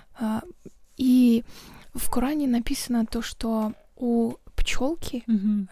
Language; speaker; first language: Russian; non-native, local second language; Kazakh